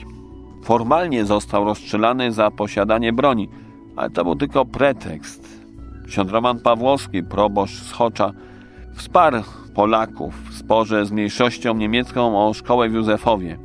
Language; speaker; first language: Polish; native; Polish